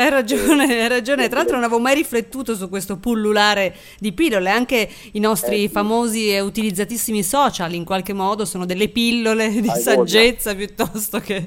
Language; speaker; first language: Italian; native; Italian